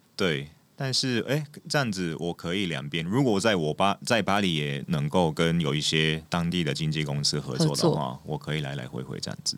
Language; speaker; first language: Chinese; non-native, fluent; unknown